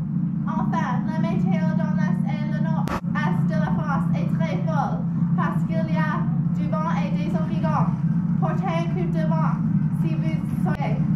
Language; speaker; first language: French; non-native, learner; English